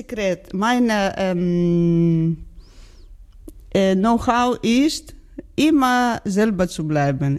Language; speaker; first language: German; non-native, learner; Georgian